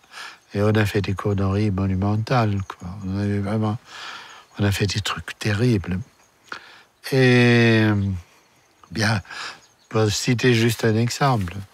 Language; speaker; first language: French; non-native, fluent; German